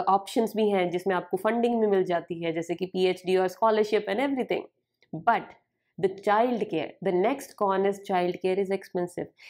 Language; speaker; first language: Hindi; native; Hindi